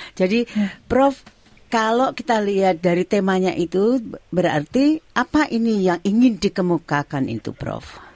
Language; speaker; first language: Indonesian; non-native, local second language; Javanese